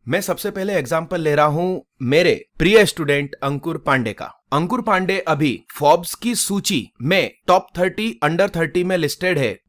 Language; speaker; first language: Hindi; non-native, local second language; Gujarati